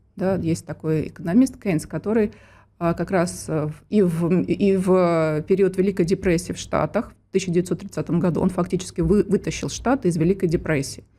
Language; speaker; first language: Russian; native; Russian